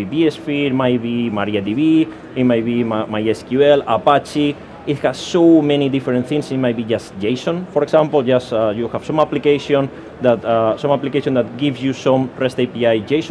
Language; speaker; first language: English; non-native, fluent; Spanish